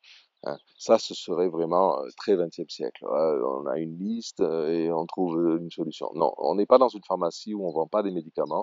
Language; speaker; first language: French; native; French